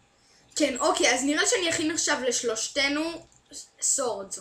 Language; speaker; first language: Hebrew; native; Hebrew